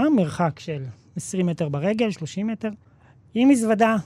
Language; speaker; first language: Hebrew; native; Hebrew